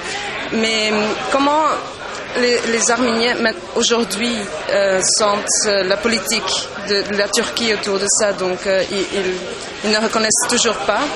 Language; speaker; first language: French; non-native, local second language; Dutch